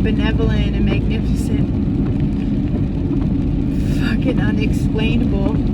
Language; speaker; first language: English; native; English